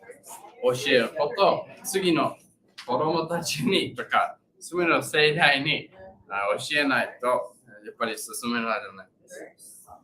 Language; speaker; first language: Japanese; non-native, learner; English